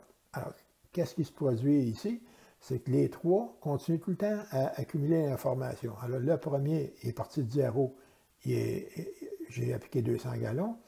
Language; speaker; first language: French; native; French